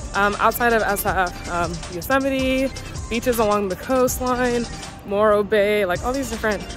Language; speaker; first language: English; native; English